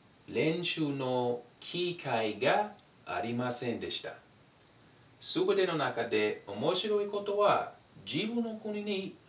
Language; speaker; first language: Japanese; non-native, fluent; English